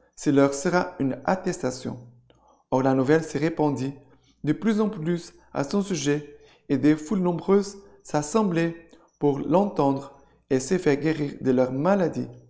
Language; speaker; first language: French; non-native, fluent; Portuguese